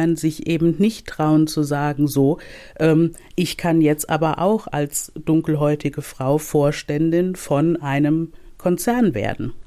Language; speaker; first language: German; native; German